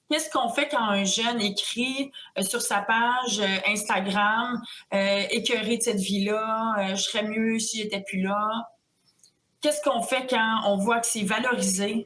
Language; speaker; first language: French; native; French